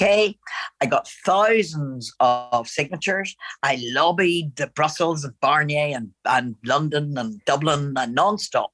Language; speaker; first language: English; native; English